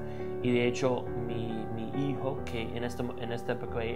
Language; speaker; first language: Spanish; non-native, fluent; English